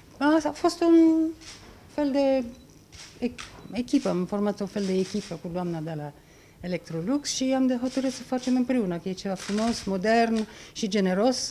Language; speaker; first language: Romanian; non-native, fluent; English